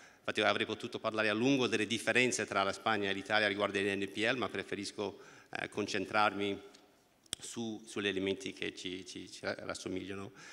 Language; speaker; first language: Italian; non-native, fluent; English